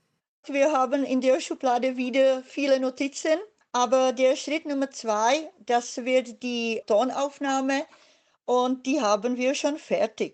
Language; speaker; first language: German; non-native, fluent; Czech